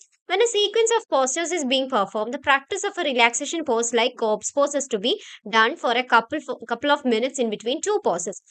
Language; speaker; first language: English; non-native, local second language; Malayalam